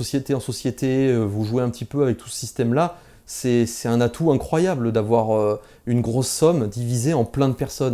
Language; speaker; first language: French; native; French